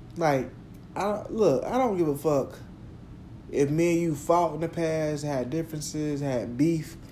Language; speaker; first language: English; native; English